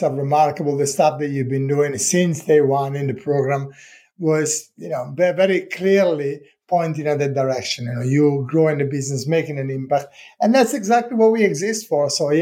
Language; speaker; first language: English; non-native, fluent; Italian